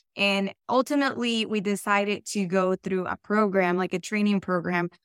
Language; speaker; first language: English; non-native, fluent; Spanish